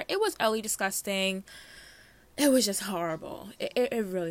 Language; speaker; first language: English; native; English